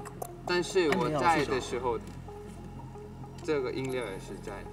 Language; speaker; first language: Chinese; non-native, learner; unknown